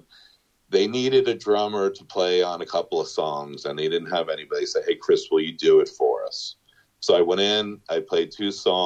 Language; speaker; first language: English; native; English